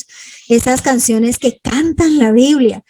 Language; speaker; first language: Spanish; native; Spanish